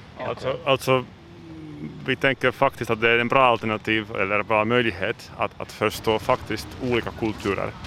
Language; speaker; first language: Swedish; non-native, local second language; Finnish